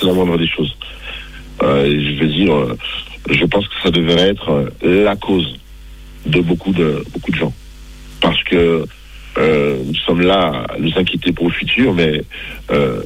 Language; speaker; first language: French; early bilingual, other home language; Bambara